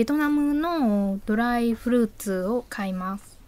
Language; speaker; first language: Japanese; non-native, fluent; Vietnamese